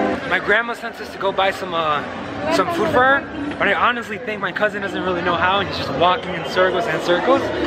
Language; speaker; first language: English; early bilingual, other home language; Spanish